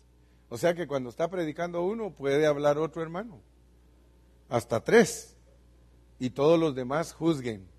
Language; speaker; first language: Spanish; native; Spanish